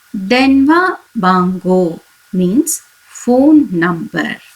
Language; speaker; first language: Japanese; non-native, fluent; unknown